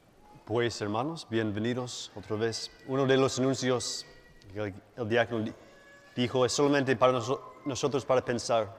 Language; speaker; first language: Spanish; non-native, fluent; English